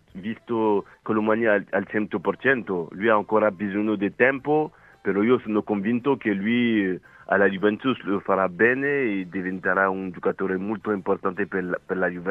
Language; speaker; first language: Italian; non-native, fluent; French